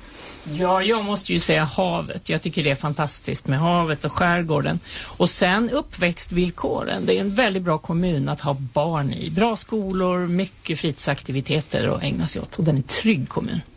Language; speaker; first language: Swedish; native; Swedish